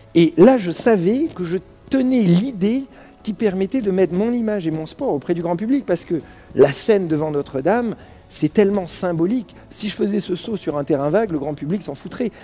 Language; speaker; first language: French; early bilingual, other home language; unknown